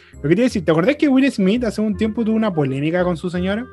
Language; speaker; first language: Spanish; native; Spanish